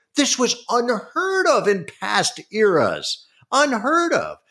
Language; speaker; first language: English; native; English